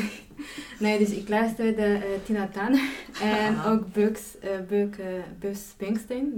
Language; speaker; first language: Dutch; non-native, fluent; Polish